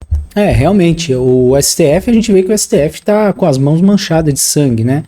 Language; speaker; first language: Portuguese; native; Portuguese